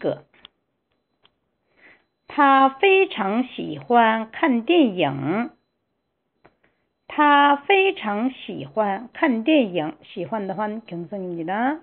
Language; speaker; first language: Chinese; non-native, fluent; Korean